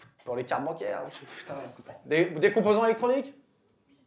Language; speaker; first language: French; native; French